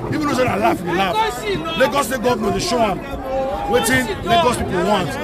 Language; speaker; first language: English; non-native, local second language; Bini